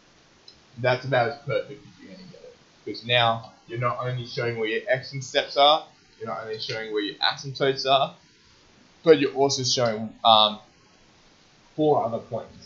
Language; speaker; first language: English; native; English